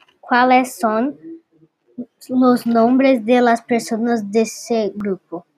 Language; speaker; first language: Spanish; non-native, learner; Portuguese